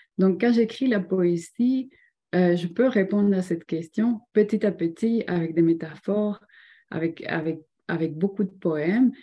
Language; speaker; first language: French; non-native, fluent; Spanish